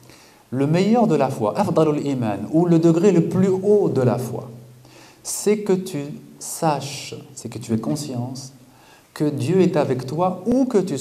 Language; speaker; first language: French; native; French